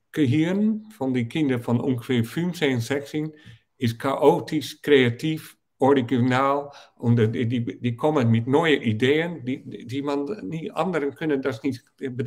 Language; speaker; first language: German; non-native, fluent; Dutch